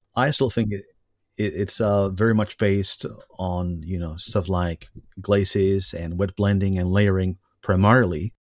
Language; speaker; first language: English; non-native, fluent; Spanish